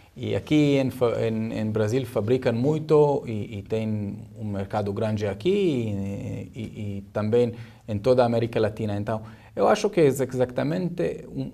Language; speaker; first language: Portuguese; non-native, learner; Hebrew